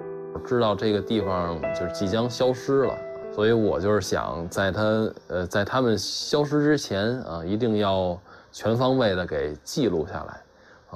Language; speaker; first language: Chinese; native; Chinese